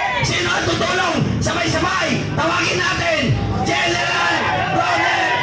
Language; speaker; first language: Filipino; native; Filipino